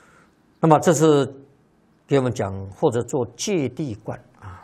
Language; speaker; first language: Chinese; native; Chinese